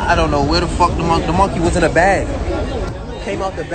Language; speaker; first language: English; native; English